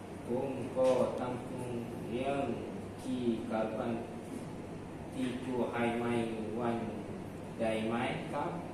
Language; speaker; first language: Thai; non-native, learner; Malay